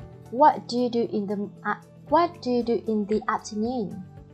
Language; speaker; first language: English; non-native, fluent; Vietnamese